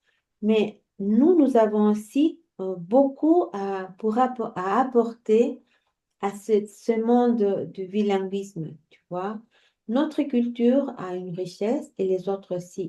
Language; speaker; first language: French; non-native, fluent; Spanish